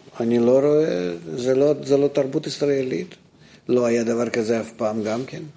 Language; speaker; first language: Hebrew; non-native, fluent; Russian